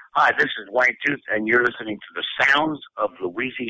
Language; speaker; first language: English; native; English